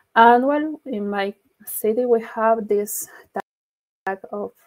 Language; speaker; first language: English; non-native, learner; Spanish